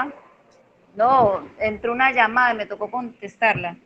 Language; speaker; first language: Spanish; native; Spanish